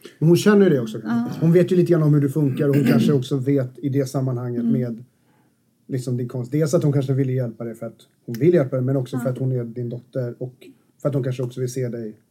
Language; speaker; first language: Swedish; native; Swedish